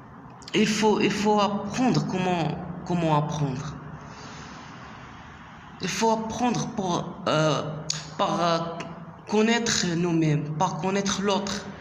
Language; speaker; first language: French; non-native, local second language; Arabic